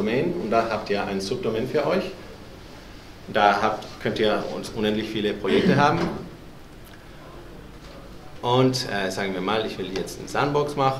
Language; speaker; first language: German; non-native, fluent; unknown